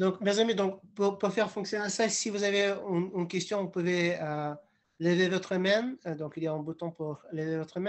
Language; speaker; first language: French; non-native, fluent; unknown